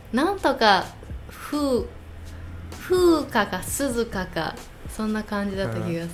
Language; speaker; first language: Japanese; non-native, fluent; English